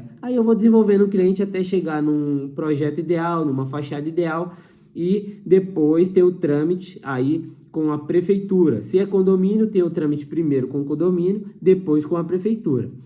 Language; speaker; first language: Portuguese; native; Portuguese